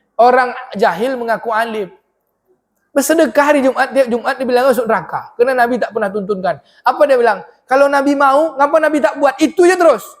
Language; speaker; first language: Malay; native; Malay